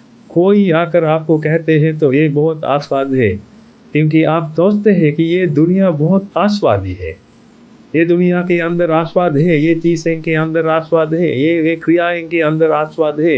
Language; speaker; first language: Hindi; non-native, fluent; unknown